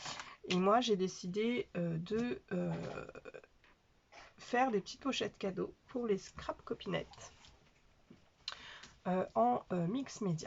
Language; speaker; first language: French; native; French